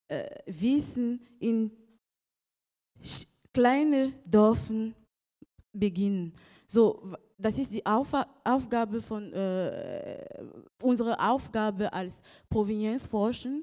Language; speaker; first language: German; non-native, learner; French